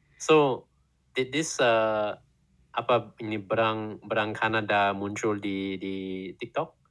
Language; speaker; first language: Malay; non-native, learner; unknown